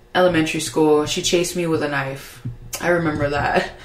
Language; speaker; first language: English; early bilingual, other home language; Spanish